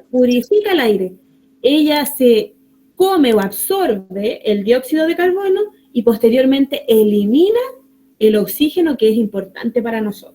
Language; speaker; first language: Spanish; native; Spanish